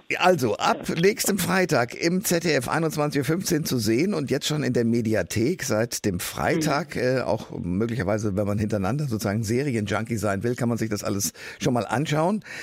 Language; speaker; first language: German; native; German